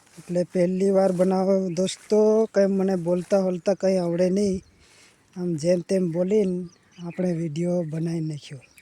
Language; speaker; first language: Gujarati; non-native, local second language; Rathawi